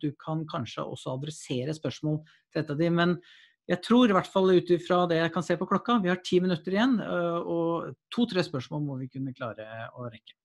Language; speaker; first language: Norwegian; native; Norwegian